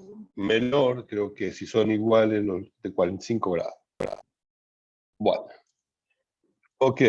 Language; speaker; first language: Spanish; native; Spanish